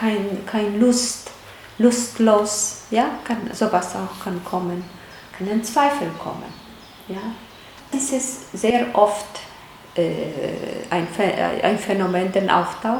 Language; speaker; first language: German; non-native, fluent; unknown